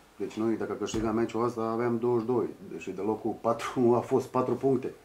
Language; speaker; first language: Romanian; non-native, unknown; Serbian